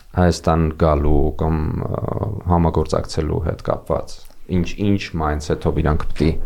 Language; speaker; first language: Armenian; native; Armenian